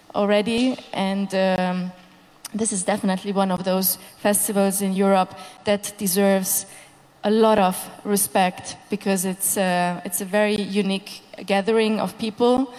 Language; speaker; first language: English; non-native, fluent; Hungarian